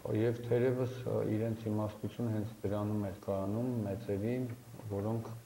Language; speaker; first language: Armenian; native; Armenian